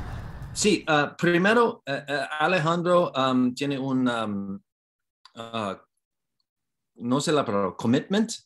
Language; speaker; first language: Spanish; non-native, learner; English